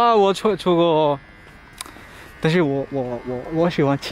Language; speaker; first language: Chinese; non-native, learner; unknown